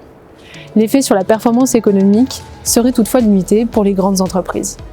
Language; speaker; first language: French; native; French